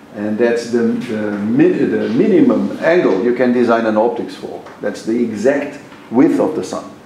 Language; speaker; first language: English; non-native, fluent; Portuguese